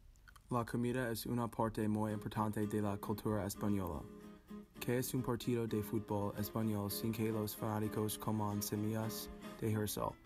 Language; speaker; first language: Spanish; non-native, learner; English